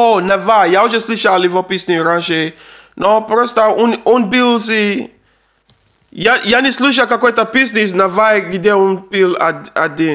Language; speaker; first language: Russian; non-native, learner; Arabic